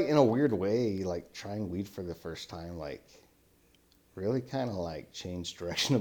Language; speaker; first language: English; native; English